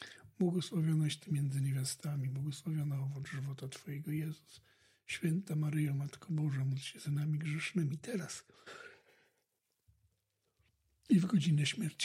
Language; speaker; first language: Polish; native; Polish